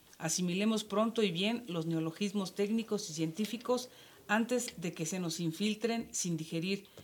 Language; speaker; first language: Spanish; native; Spanish